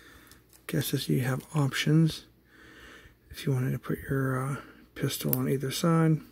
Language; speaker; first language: English; native; English